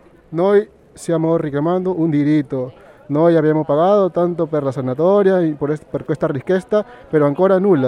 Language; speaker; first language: Italian; non-native, learner; Spanish